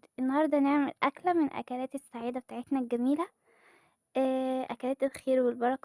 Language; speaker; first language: Arabic; native; Arabic